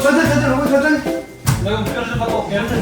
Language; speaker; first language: Korean; native; Korean